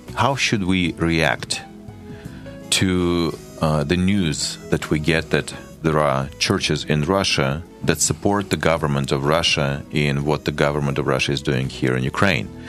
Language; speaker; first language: English; non-native, fluent; Ukrainian